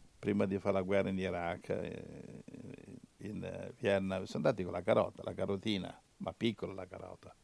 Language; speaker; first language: Italian; native; Italian